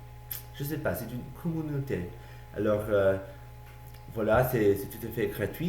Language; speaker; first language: French; non-native, learner; English